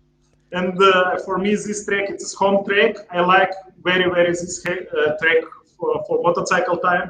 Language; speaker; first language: English; non-native, learner; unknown